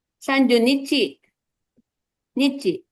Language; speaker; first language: Japanese; non-native, fluent; Filipino